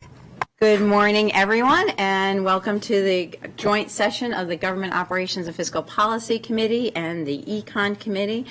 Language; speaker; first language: English; native; English